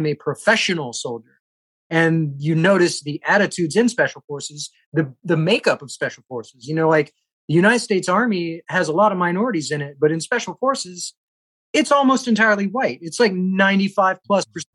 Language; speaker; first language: English; native; English